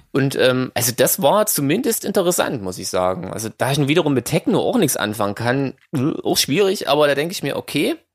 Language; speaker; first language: German; native; German